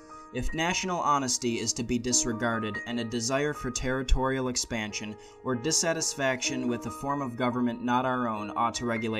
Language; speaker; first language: English; native; English